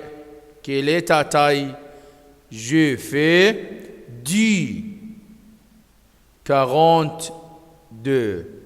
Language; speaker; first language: French; non-native, fluent; Arabic